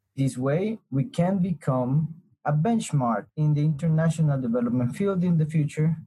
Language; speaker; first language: English; non-native, fluent; Spanish